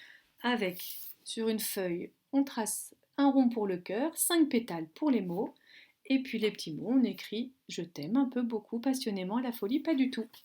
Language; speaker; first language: French; native; French